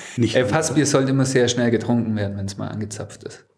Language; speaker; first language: German; native; German